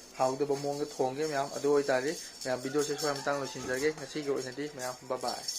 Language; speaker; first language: Manipuri; non-native, local second language; Rongmei Naga